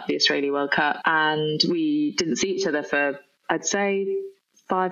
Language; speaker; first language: English; native; English